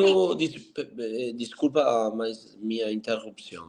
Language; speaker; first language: Portuguese; non-native, fluent; Spanish